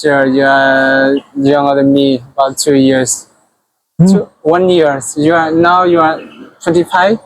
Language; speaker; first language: English; non-native, learner; Burmese